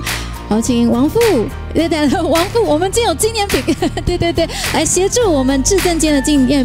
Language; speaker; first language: Chinese; native; Chinese